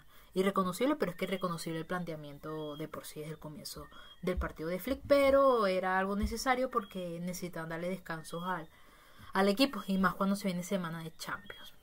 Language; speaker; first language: Spanish; native; Spanish